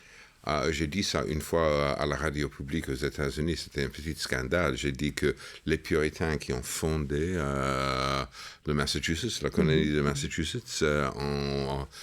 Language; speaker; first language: French; non-native, fluent; English